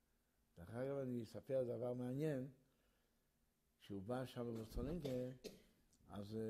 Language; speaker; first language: Hebrew; early bilingual, other home language; Yiddish